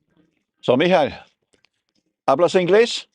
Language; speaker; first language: Spanish; non-native, learner; English